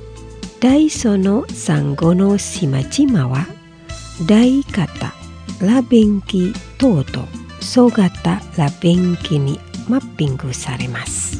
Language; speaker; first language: Japanese; non-native, fluent; Indonesian